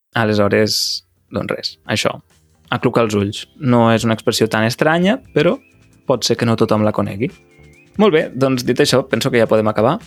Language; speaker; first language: Catalan; native; Catalan